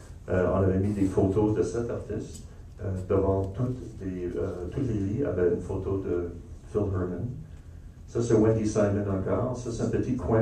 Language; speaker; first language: French; non-native, local second language; English